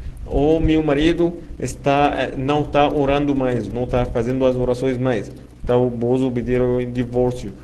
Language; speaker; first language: Portuguese; non-native, fluent; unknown